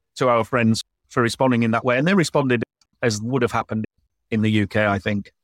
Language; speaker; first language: English; native; English